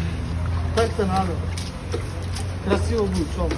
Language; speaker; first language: Russian; non-native, local second language; Uzbek